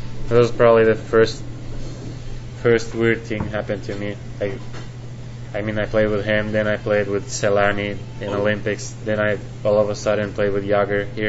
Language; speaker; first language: English; non-native, fluent; Finnish